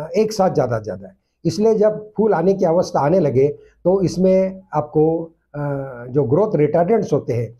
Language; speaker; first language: Hindi; non-native, local second language; Marathi